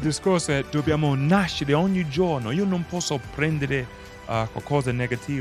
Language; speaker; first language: Italian; non-native, fluent; English